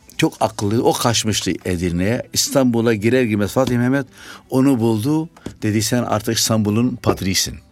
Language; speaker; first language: Turkish; non-native, fluent; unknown